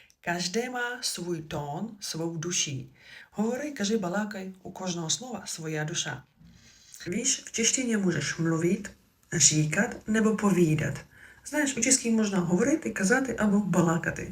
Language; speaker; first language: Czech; non-native, fluent; Ukrainian